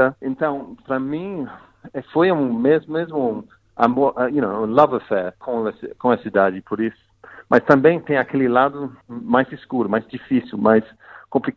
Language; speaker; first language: Portuguese; non-native, fluent; English